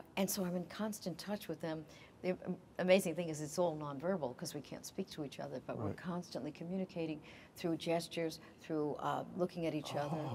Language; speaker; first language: English; native; English